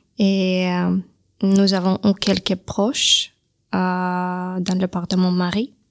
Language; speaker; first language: French; non-native, learner; Russian